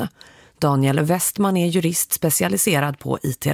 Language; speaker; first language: Swedish; native; Swedish